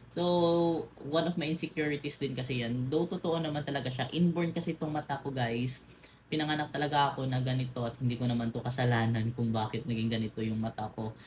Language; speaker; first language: Filipino; non-native, local second language; Cebuano